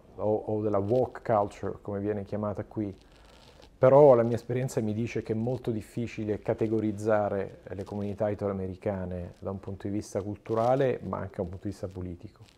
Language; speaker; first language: Italian; native; Italian